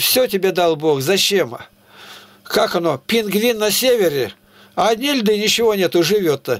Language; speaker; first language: Russian; native; Russian